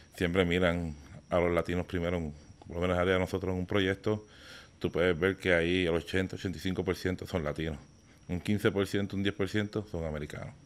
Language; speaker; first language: Spanish; native; Spanish